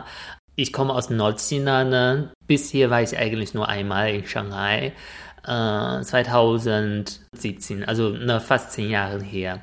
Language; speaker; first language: German; non-native, fluent; Chinese